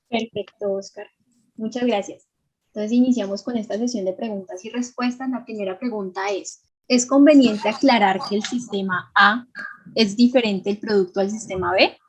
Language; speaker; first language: Spanish; native; Spanish